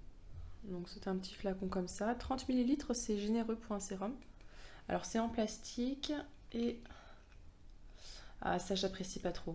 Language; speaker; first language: French; native; French